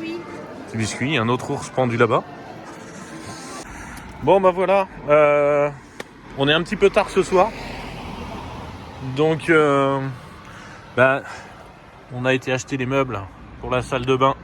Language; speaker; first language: French; native; French